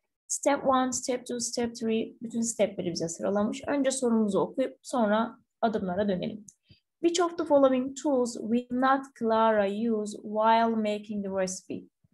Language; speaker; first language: English; non-native, fluent; Turkish